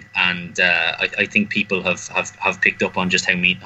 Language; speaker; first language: English; native; English